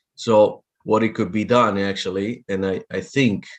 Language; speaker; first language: English; non-native, fluent; Italian